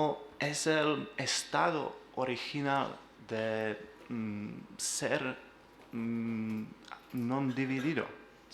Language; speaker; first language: Spanish; non-native, learner; Czech